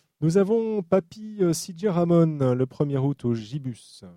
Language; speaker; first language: French; native; French